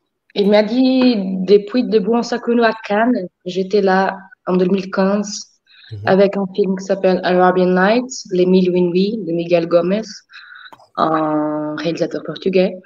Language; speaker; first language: French; non-native, fluent; Portuguese